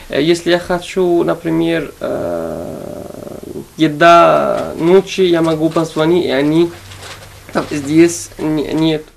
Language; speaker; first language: Russian; non-native, learner; Arabic